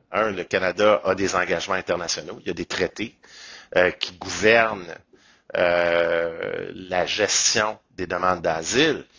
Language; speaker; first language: French; native; French